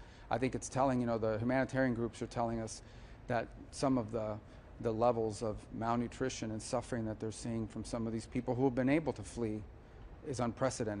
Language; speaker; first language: English; native; English